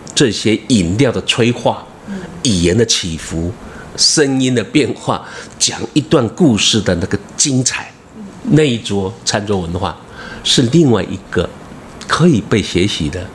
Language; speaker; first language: Chinese; non-native, local second language; Amis